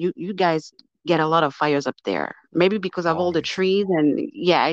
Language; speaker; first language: English; non-native, fluent; French